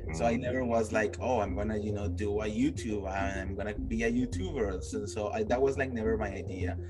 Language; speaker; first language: English; non-native, fluent; Spanish